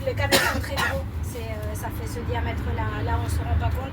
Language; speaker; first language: French; native; French